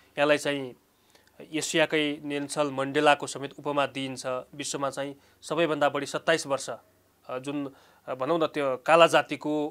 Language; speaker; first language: Nepali; native; Nepali